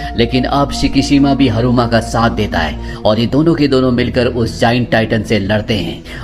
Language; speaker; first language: Hindi; native; Hindi